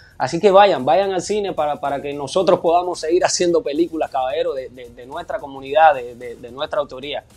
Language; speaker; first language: Spanish; native; Spanish